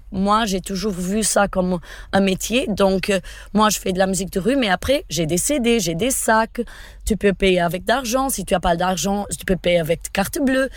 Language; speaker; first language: French; non-native, fluent; Portuguese